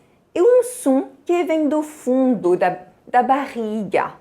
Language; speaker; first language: Portuguese; non-native, fluent; French